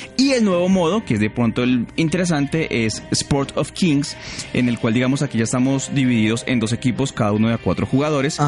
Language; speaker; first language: Spanish; native; Spanish